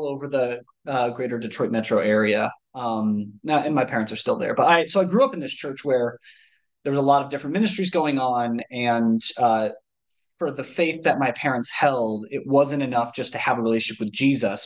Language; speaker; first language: English; native; English